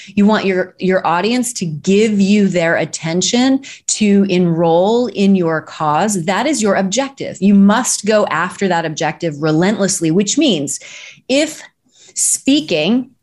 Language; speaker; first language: English; native; English